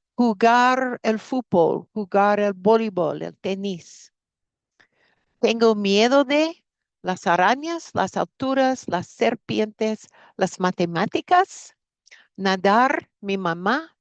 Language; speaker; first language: Spanish; non-native, fluent; English